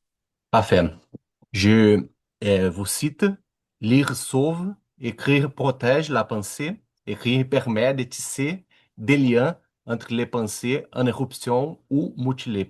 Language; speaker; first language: French; non-native, learner; Portuguese